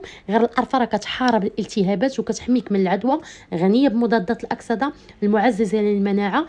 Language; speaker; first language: Arabic; native; Arabic